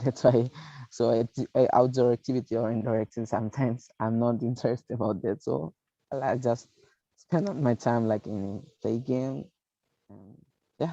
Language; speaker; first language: English; non-native, learner; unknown